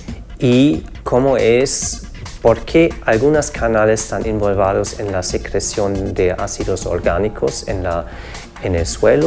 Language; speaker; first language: Spanish; non-native, fluent; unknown